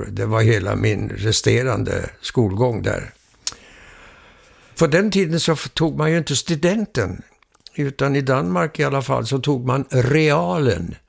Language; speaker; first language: Swedish; early bilingual, heritage; Swedish